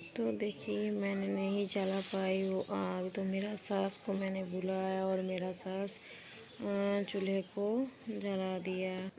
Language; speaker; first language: Hindi; non-native, local second language; Bangla